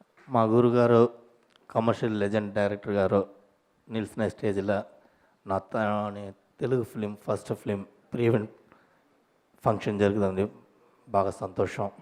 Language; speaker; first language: Telugu; non-native, learner; Tamil